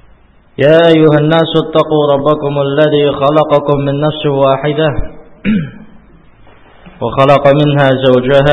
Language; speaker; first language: Arabic; non-native, fluent; Indonesian